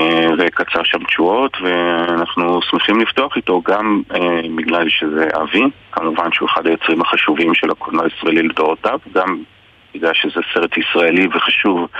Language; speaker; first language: Hebrew; native; Hebrew